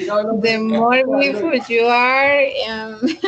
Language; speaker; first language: English; non-native, learner; Spanish